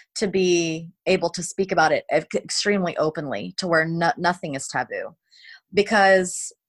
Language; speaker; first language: English; native; English